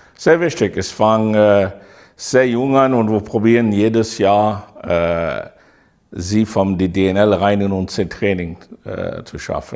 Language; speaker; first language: German; non-native, fluent; English